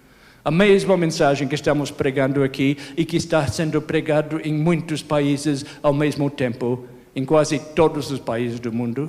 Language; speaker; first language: Portuguese; non-native, fluent; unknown